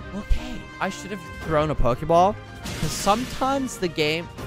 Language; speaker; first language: English; native; English